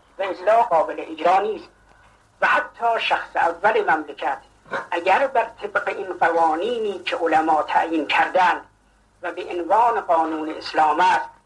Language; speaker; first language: Persian; non-native, local second language; Azerbaijani